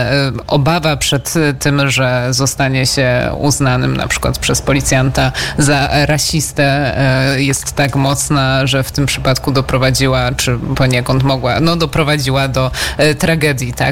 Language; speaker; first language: Polish; native; Polish